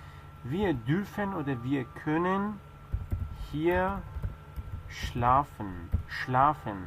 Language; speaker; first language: German; non-native, fluent; Persian